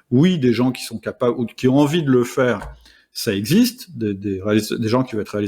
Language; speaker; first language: French; native; French